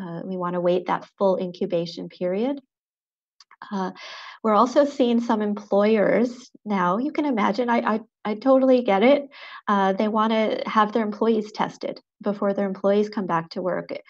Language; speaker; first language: English; native; English